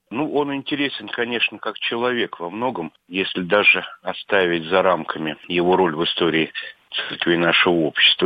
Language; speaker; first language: Russian; native; Russian